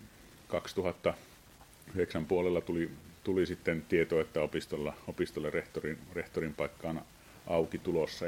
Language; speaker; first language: Finnish; native; Finnish